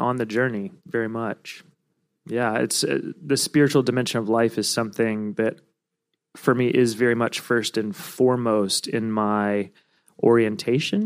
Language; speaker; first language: English; native; English